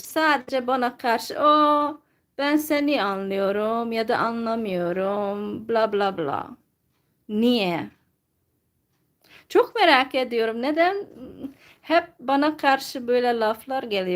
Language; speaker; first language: Turkish; non-native, fluent; Hungarian